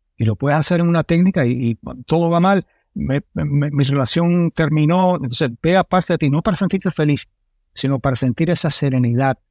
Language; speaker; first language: Spanish; early bilingual, heritage; Spanish